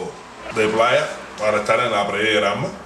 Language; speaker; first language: Spanish; native; Spanish